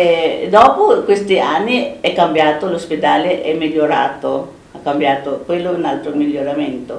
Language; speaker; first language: Italian; non-native, fluent; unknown